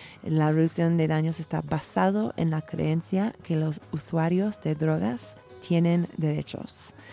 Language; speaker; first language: Spanish; non-native, fluent; English